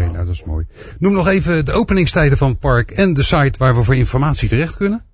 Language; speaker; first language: Dutch; native; Dutch